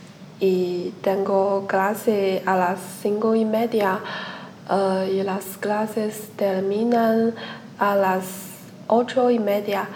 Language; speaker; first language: Spanish; non-native, learner; Chinese